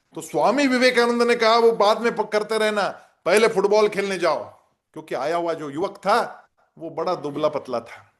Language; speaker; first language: Hindi; non-native, local second language; Marathi